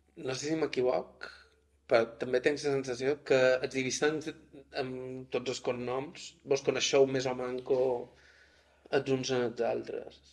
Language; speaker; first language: Catalan; native; Catalan